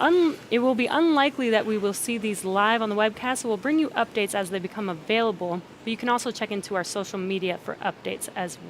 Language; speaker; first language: English; native; English